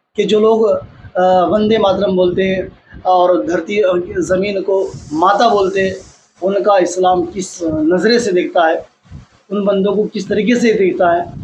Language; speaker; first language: Hindi; native; Hindi